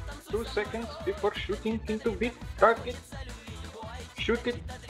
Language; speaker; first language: English; non-native, learner; Russian